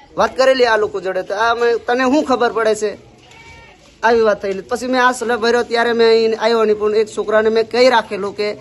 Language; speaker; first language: Gujarati; non-native, local second language; Rathawi